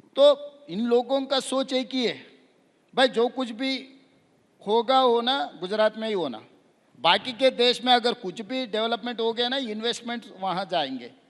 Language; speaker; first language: Hindi; non-native, local second language; Telugu